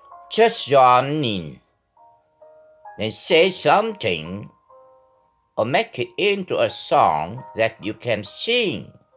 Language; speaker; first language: English; non-native, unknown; Vietnamese